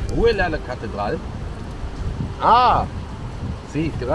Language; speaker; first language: Spanish; non-native, learner; German